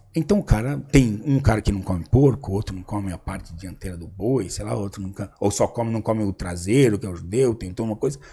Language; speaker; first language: Portuguese; native; Portuguese